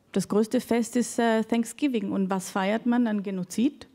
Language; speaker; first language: German; native; German